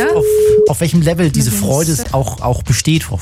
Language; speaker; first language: German; native; German